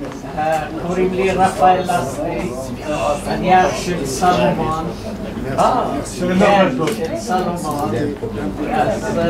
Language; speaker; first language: Hebrew; non-native, fluent; French